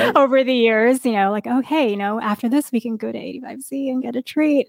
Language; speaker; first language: English; native; English